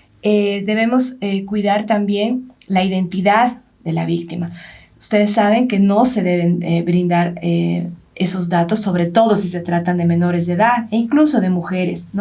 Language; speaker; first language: Spanish; native; Spanish